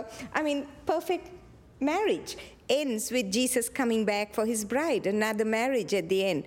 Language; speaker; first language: English; non-native, local second language; Tamil